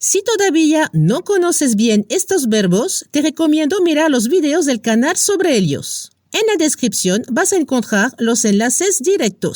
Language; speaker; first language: Spanish; non-native, fluent; French